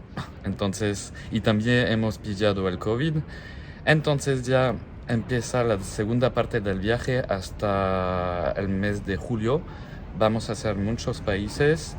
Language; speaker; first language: Spanish; non-native, learner; French